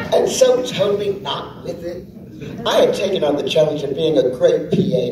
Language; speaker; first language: English; native; English